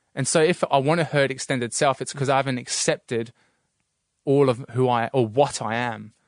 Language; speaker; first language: English; native; English